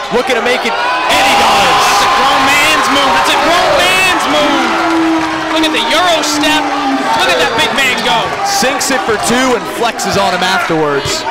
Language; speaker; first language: English; native; English